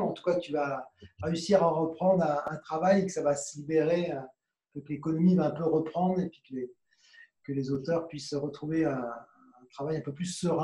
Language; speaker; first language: French; native; French